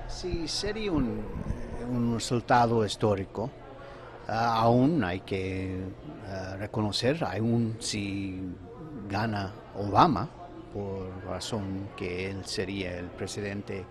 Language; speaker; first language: Spanish; non-native, fluent; English